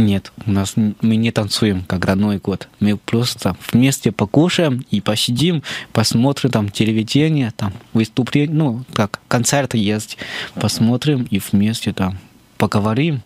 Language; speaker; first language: Russian; non-native, fluent; Chinese